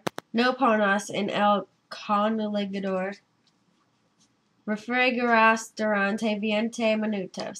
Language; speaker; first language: Spanish; non-native, learner; English